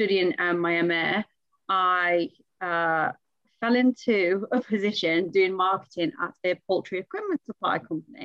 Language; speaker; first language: English; native; English